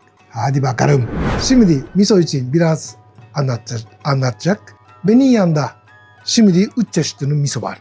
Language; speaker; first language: Turkish; non-native, learner; Japanese